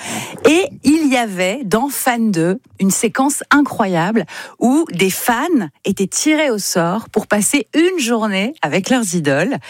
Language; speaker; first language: French; native; French